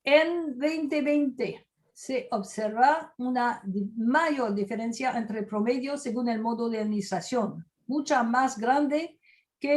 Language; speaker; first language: Spanish; non-native, fluent; French